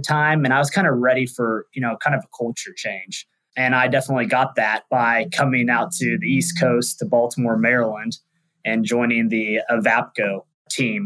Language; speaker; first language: English; native; English